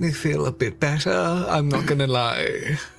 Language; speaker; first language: English; native; English